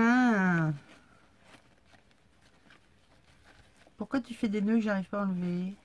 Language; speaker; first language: French; native; French